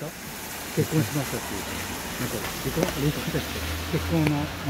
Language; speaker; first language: Japanese; native; Japanese